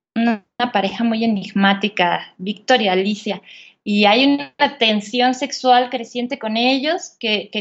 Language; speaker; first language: Spanish; native; Spanish